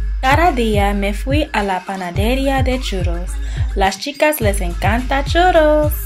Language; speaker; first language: Spanish; non-native, learner; English